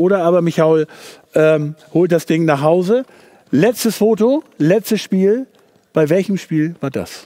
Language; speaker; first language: German; native; German